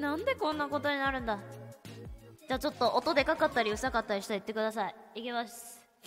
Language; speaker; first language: Japanese; native; Japanese